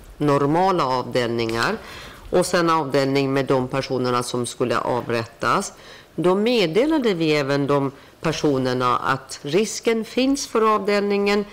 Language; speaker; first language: Swedish; non-native, fluent; Persian